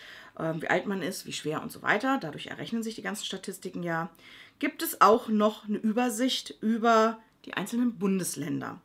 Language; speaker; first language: German; native; German